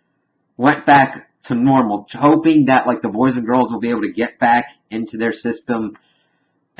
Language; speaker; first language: English; native; English